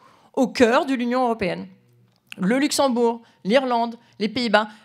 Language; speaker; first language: French; native; French